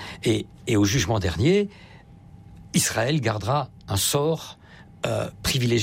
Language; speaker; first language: French; native; French